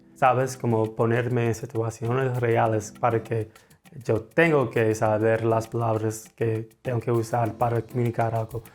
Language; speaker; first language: Spanish; non-native, fluent; English